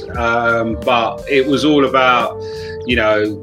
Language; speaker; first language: English; native; English